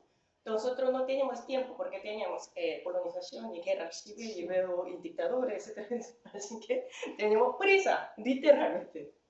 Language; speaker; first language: Spanish; non-native, fluent; Korean